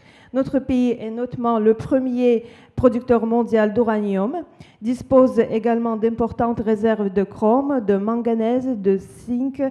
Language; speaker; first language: French; non-native, fluent; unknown